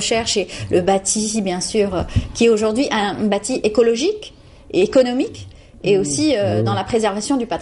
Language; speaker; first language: French; native; French